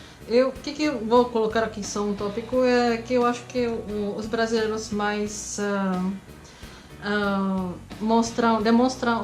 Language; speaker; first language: Portuguese; non-native, fluent; Czech